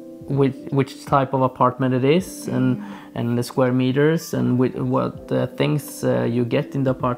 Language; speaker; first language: English; non-native, fluent; Swedish